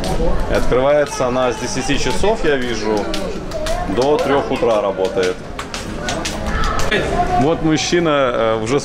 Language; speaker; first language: Russian; native; Russian